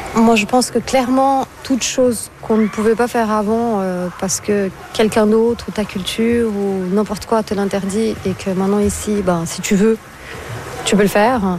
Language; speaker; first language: French; non-native, fluent; Portuguese